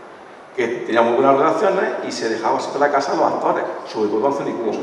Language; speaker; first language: Spanish; native; Spanish